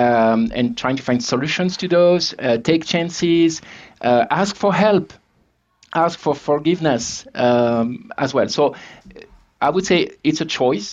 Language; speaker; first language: English; non-native, fluent; French